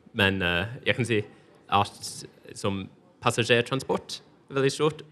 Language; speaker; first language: Norwegian; non-native, fluent; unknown